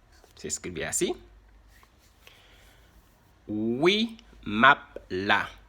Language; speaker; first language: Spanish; non-native, fluent; Haitian Creole